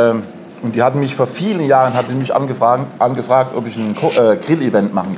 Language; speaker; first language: German; native; German